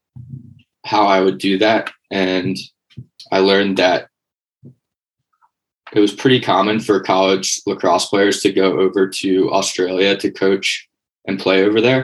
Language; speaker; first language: English; native; English